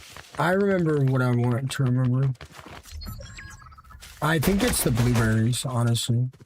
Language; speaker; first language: English; native; English